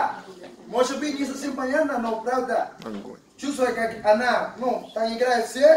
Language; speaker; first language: Russian; non-native, fluent; Spanish